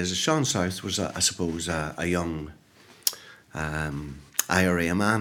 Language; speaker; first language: English; native; English